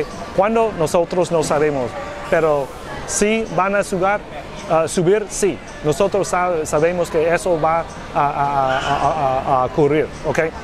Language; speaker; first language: Spanish; non-native, learner; English